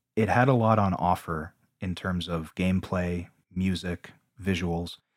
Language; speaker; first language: English; native; English